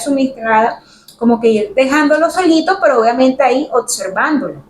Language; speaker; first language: Spanish; native; Spanish